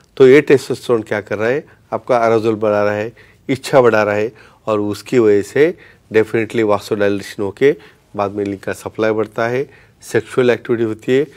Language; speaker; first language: Hindi; non-native, local second language; Marathi